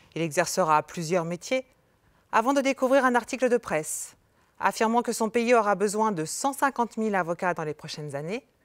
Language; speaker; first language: French; native; French